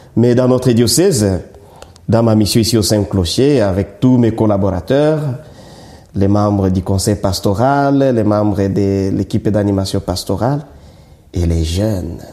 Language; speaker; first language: French; non-native, local second language; Swahili